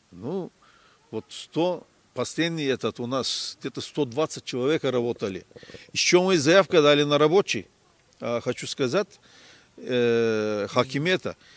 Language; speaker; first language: Russian; non-native, learner; Turkish